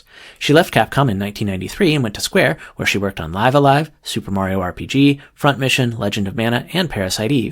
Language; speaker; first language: English; native; English